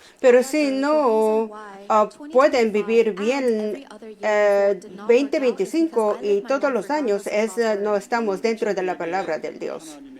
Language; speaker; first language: Spanish; non-native, fluent; Korean